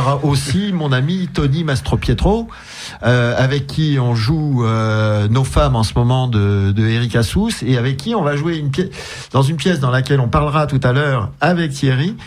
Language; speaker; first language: French; native; French